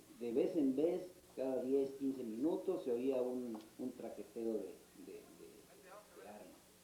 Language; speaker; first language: Spanish; native; Spanish